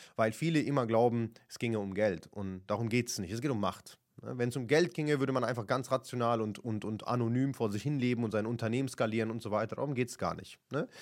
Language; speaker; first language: German; early bilingual, other home language; Kurdish